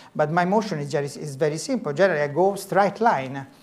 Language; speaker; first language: English; non-native, fluent; Italian